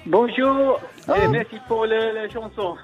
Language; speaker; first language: French; non-native, learner; English